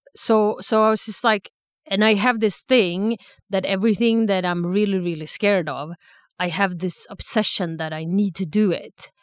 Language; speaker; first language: English; non-native, fluent; Swedish